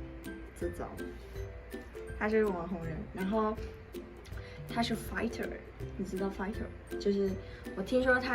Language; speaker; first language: Chinese; non-native, fluent; Mongolian